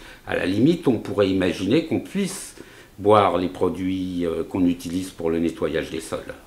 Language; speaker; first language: French; native; French